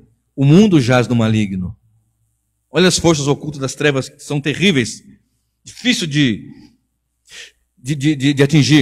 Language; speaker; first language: Portuguese; native; Portuguese